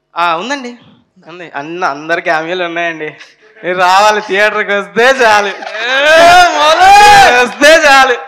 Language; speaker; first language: Telugu; native; Telugu